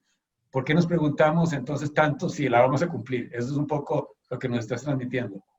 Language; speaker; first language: Spanish; native; Spanish